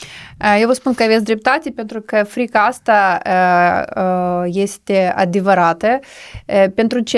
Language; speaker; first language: Romanian; non-native, local second language; Russian